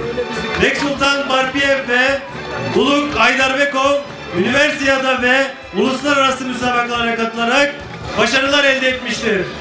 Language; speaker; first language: Turkish; native; Turkish